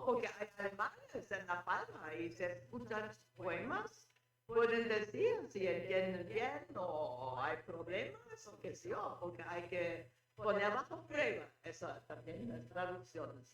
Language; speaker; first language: Spanish; non-native, fluent; German